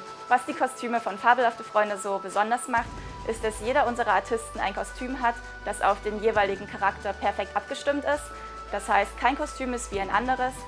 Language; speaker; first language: German; native; German